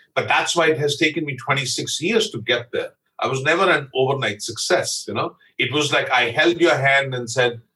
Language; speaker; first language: English; non-native, local second language; Punjabi